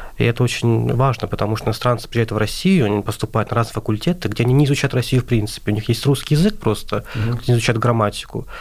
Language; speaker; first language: Russian; non-native, local second language; Azerbaijani